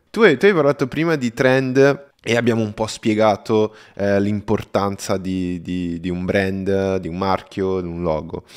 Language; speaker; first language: Italian; non-native, fluent; Portuguese